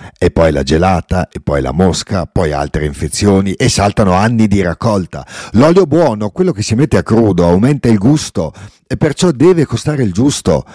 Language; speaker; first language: Italian; non-native, local second language; Ladin